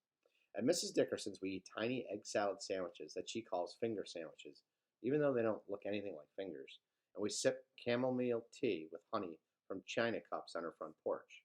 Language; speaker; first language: English; native; English